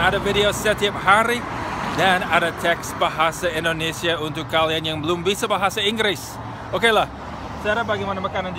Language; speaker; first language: Indonesian; non-native, fluent; English